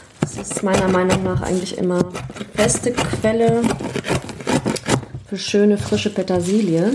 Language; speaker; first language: German; native; German